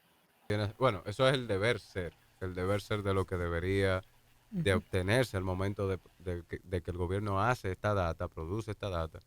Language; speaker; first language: Spanish; native; Spanish